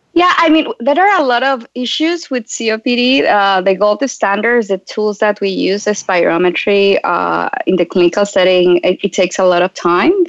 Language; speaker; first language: English; non-native, fluent; Spanish